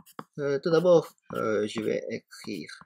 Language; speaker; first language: French; non-native, fluent; Japanese